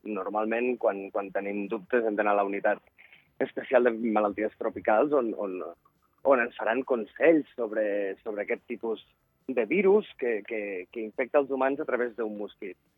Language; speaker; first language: Catalan; native; Catalan